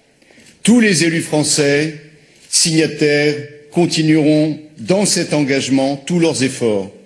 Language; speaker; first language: French; native; French